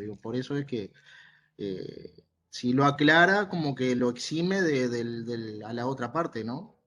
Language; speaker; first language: Spanish; native; Spanish